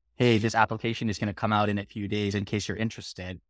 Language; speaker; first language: English; native; English